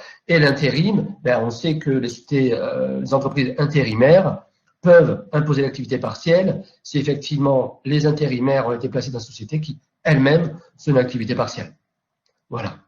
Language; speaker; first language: French; native; French